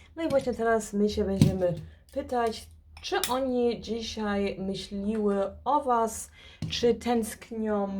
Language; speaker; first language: Polish; early bilingual, heritage; Polish